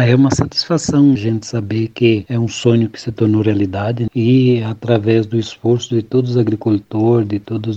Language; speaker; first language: Portuguese; native; Portuguese